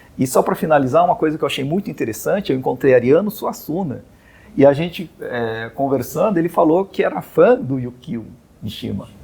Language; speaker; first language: Portuguese; native; Portuguese